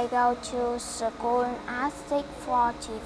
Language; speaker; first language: English; non-native, learner; Vietnamese